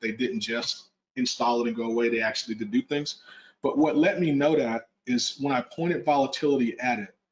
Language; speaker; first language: English; native; English